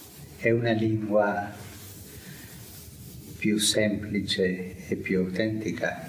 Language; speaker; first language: Italian; non-native, fluent; Spanish